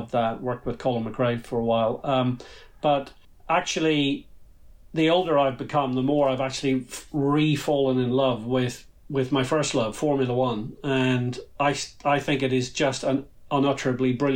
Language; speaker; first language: English; native; English